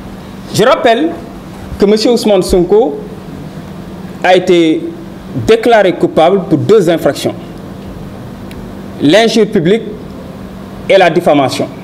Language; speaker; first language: French; non-native, local second language; Wolof